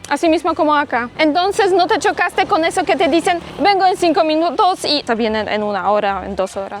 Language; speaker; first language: Spanish; non-native, fluent; Polish